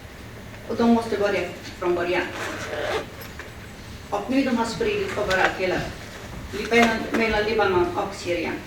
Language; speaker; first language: Swedish; early bilingual, other home language; Assyrian Neo-Aramaic